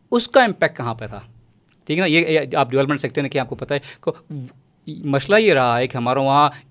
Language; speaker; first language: Urdu; non-native, local second language; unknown